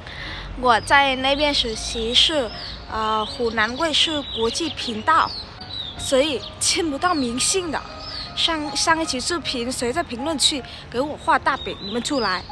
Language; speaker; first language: Chinese; non-native, fluent; Vietnamese